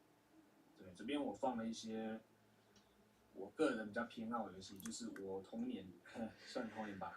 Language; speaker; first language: Chinese; native; Chinese